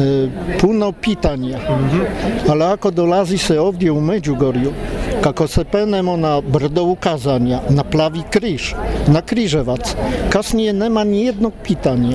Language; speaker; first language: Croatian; non-native, learner; Polish